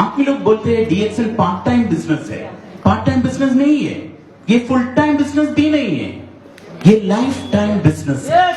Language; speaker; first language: Hindi; non-native, fluent; Bangla